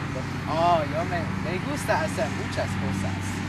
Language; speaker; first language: Spanish; non-native, learner; English